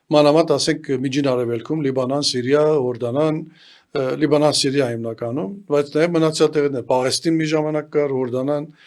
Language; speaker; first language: Armenian; early bilingual, heritage; Armenian